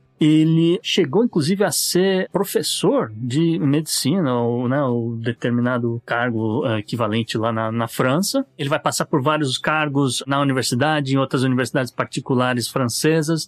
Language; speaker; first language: Portuguese; native; Portuguese